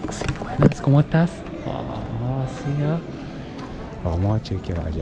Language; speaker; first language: Spanish; non-native, learner; Japanese